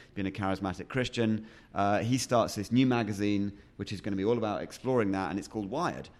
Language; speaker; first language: English; native; English